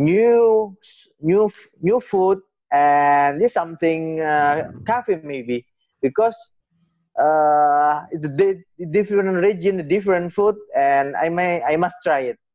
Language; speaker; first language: English; non-native, learner; Indonesian